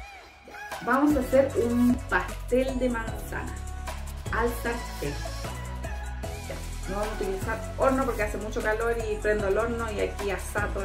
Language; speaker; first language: Spanish; native; Spanish